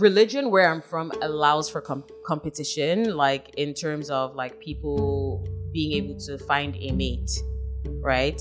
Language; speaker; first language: English; non-native, local second language; Hausa